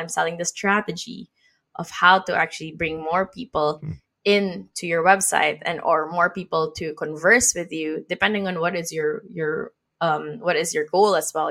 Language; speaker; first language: English; non-native, local second language; Filipino